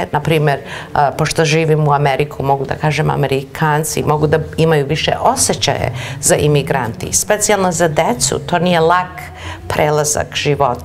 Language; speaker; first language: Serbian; early bilingual, heritage; Serbian